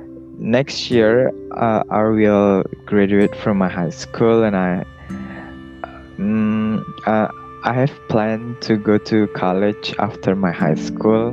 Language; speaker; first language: English; non-native, learner; Indonesian